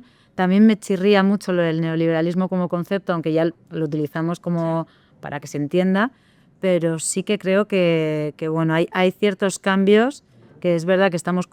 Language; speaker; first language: Spanish; native; Spanish